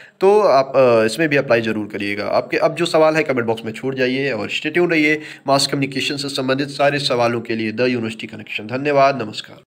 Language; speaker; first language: Hindi; native; Hindi